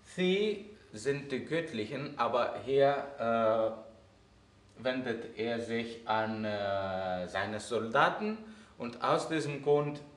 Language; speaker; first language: German; non-native, fluent; Greek